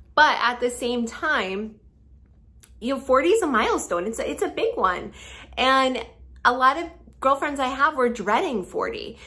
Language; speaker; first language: English; native; English